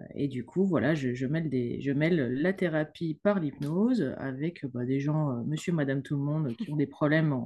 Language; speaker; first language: French; native; French